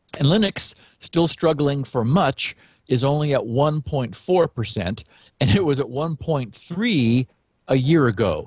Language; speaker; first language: English; native; English